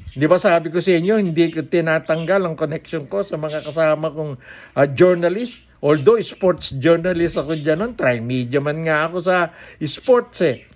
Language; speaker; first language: Filipino; native; Filipino